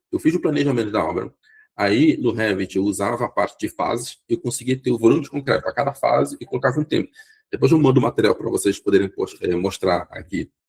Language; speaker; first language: Portuguese; non-native, local second language; Kabuverdianu